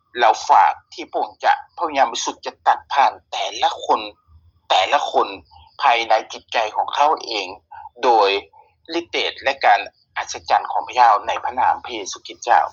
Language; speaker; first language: Thai; native; Thai